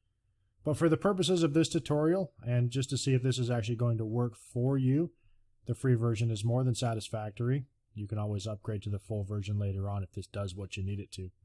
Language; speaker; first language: English; native; English